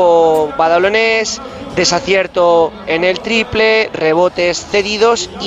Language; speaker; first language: Spanish; native; Spanish